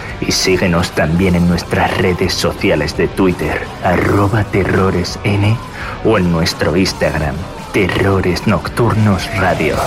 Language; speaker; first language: Spanish; native; Spanish